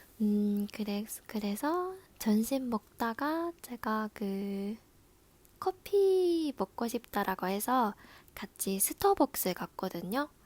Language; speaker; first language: Korean; non-native, learner; Japanese